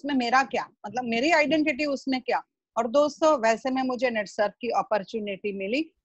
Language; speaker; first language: Hindi; non-native, local second language; Gujarati